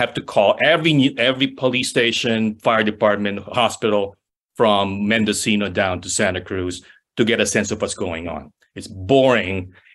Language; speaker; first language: English; non-native, local second language; Filipino